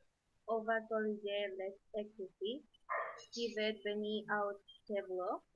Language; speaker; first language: French; non-native, learner; Spanish